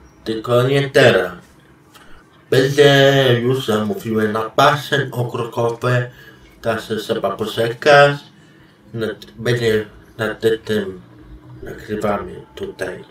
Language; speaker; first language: Polish; non-native, learner; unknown